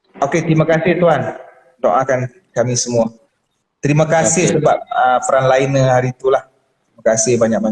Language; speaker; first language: Malay; native; Malay